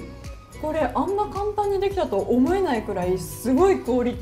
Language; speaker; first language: Japanese; native; Japanese